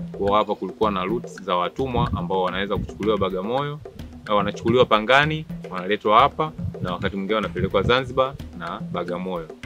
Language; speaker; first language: Swahili; native; Swahili